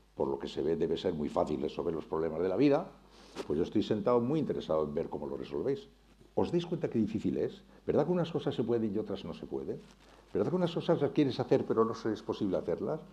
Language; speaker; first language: Spanish; native; Spanish